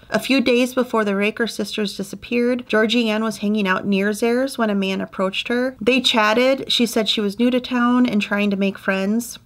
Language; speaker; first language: English; native; English